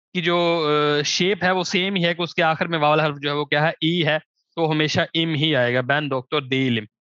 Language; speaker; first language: Urdu; non-native, local second language; Punjabi